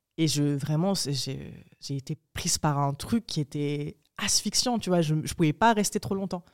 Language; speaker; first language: French; early bilingual, other home language; Arabic